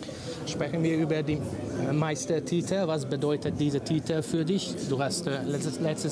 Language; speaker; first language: German; non-native, learner; Hungarian